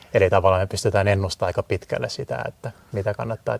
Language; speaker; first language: Finnish; native; Finnish